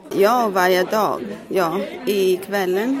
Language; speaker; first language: Swedish; non-native, learner; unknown